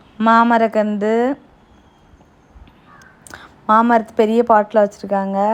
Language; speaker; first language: Tamil; native; Tamil